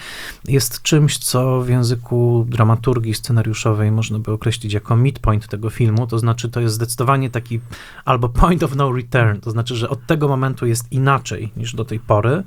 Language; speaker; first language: Polish; native; Polish